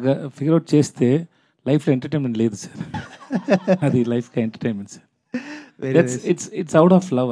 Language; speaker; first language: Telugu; non-native, learner; Tamil